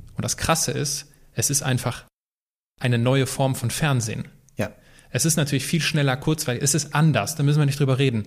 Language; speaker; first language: German; native; German